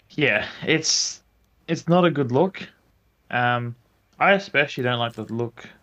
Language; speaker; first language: English; native; English